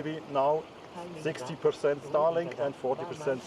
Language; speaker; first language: English; non-native, learner; Norwegian